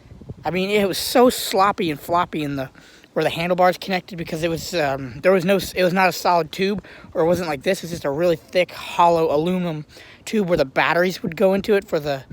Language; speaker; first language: English; native; English